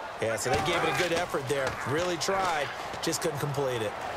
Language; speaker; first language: English; native; English